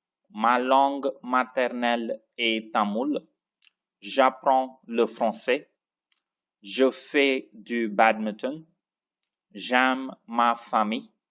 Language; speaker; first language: French; non-native, fluent; Tamil